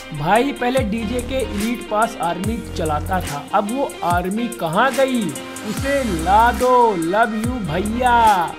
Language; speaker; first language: Hindi; native; Hindi